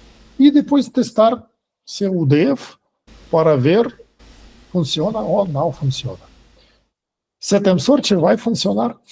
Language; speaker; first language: Portuguese; non-native, fluent; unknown